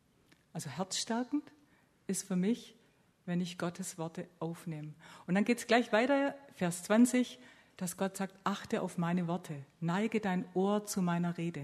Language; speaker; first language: German; native; German